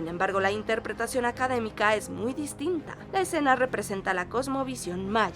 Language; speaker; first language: Spanish; native; Spanish